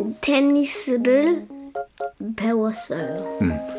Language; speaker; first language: Korean; early bilingual, heritage; English